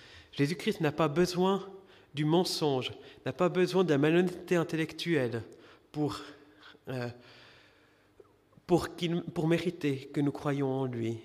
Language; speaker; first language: French; native; French